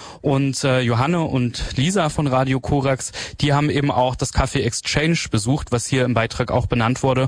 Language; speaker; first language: German; native; German